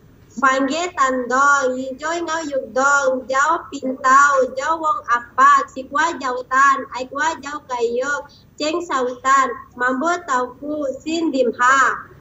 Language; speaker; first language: Cantonese; non-native, learner; Indonesian